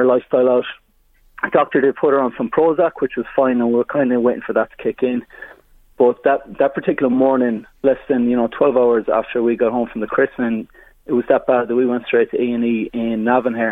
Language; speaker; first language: English; native; English